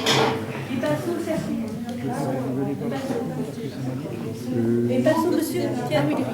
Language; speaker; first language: French; non-native, learner; Chinese